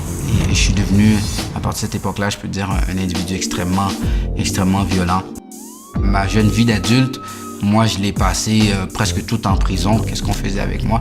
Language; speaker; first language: French; early bilingual, other home language; Haitian Creole